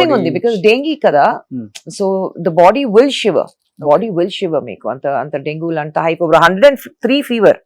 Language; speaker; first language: Telugu; non-native, fluent; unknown